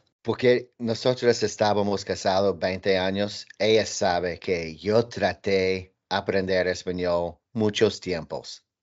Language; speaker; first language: Spanish; non-native, learner; English